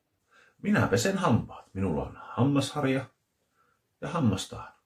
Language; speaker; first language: Finnish; native; Finnish